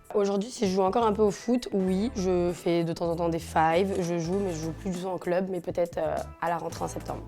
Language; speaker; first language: French; native; French